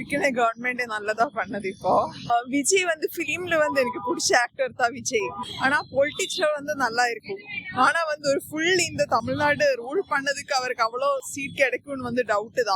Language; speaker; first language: Tamil; non-native, local second language; Malayalam